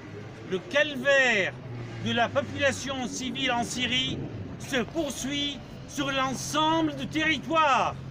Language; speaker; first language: French; non-native, fluent; Arabic